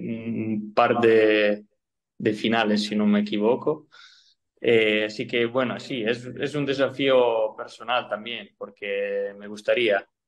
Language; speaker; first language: Spanish; non-native, fluent; Italian